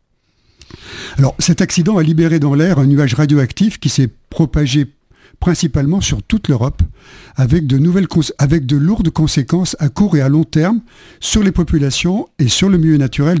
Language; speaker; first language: French; native; French